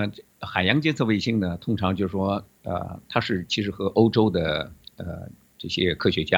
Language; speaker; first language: Chinese; native; Chinese